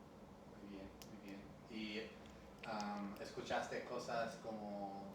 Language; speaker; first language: Spanish; early bilingual, heritage; English